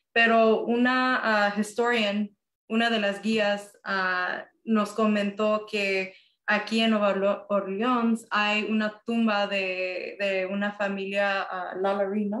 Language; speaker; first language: Spanish; early bilingual, heritage; Spanish